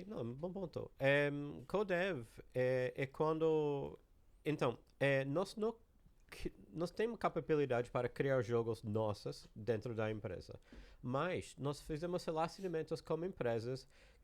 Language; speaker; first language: Portuguese; non-native, learner; English